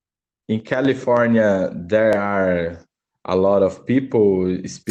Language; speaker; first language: English; non-native, learner; Portuguese